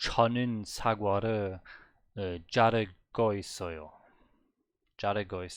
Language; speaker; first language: Korean; non-native, learner; German